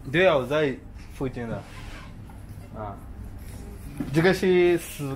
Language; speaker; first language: Chinese; non-native, learner; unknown